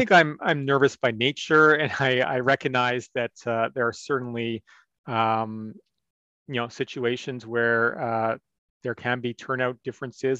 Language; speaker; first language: English; native; English